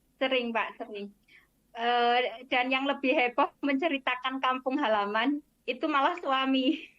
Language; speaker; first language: Indonesian; non-native, local second language; Javanese